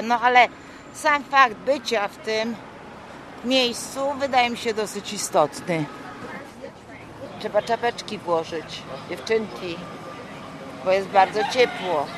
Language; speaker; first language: Polish; native; Polish